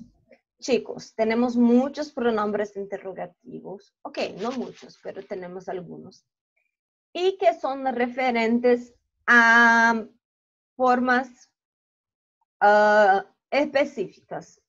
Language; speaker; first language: Spanish; non-native, fluent; Portuguese